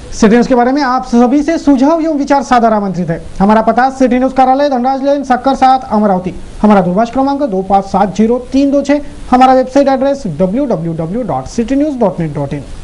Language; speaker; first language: Hindi; non-native, local second language; Marathi